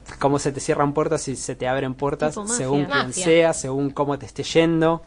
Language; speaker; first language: Spanish; native; Spanish